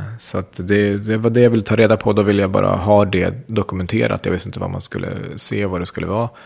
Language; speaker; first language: Swedish; early bilingual, other home language; Central Kurdish